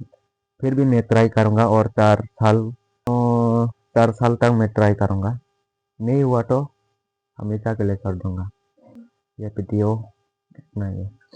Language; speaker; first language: Hindi; non-native, local second language; Kok Borok